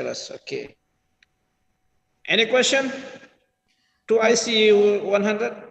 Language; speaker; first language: English; non-native, learner; Indonesian